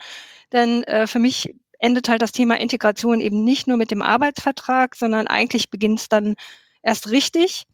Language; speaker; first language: German; native; German